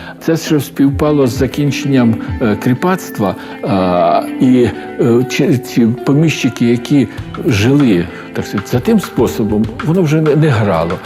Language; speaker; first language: Ukrainian; native; Ukrainian